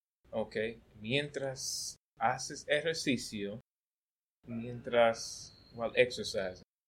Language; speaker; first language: Spanish; non-native, learner; English